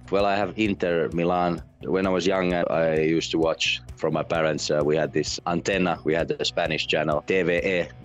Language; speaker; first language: English; non-native, fluent; Finnish